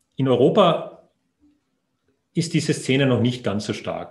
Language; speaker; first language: German; native; German